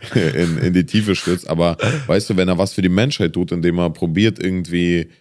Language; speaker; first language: German; native; German